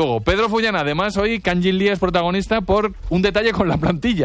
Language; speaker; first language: Spanish; native; Spanish